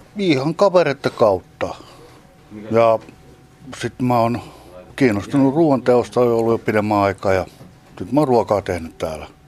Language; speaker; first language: Finnish; native; Finnish